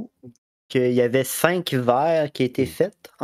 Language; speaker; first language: French; native; French